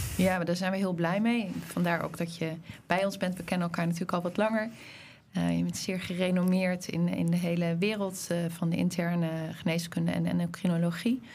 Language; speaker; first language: Dutch; native; Dutch